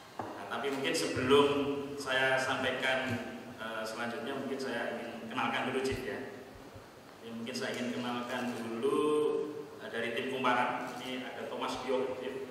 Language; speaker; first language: Indonesian; native; Indonesian